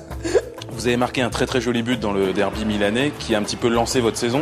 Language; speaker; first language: French; native; French